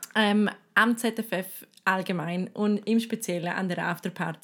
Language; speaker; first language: German; native; German